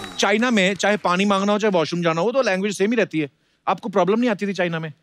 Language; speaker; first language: Hindi; non-native, local second language; Punjabi